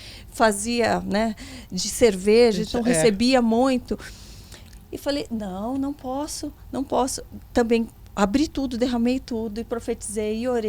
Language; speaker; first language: Portuguese; native; Portuguese